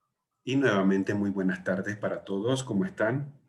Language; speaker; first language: Spanish; native; Spanish